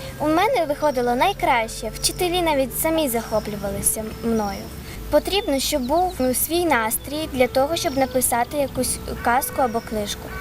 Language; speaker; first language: Ukrainian; non-native, local second language; Russian